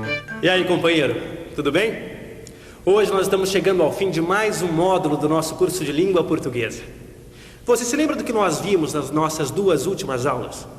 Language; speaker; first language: Portuguese; native; Portuguese